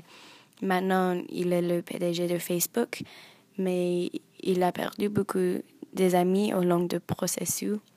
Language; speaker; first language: French; non-native, learner; English